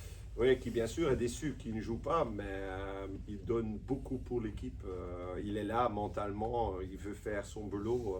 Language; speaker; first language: French; non-native, local second language; Dutch